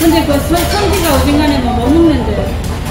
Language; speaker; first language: Korean; non-native, learner; Cantonese